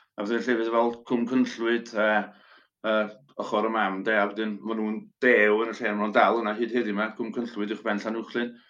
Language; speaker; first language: Welsh; native; Welsh